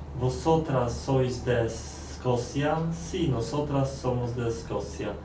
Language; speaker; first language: Spanish; non-native, learner; Polish